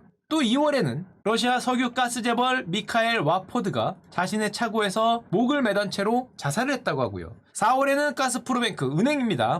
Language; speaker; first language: Korean; native; Korean